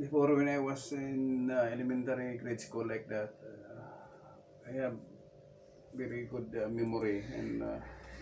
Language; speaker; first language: English; non-native, local second language; Cebuano